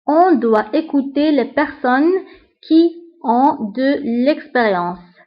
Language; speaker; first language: French; non-native, local second language; Arabic